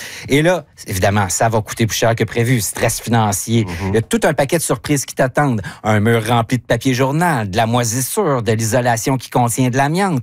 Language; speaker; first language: French; native; French